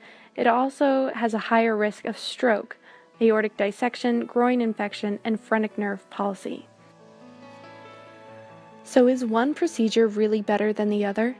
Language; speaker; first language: English; native; English